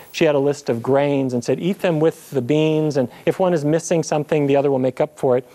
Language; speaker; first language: English; native; English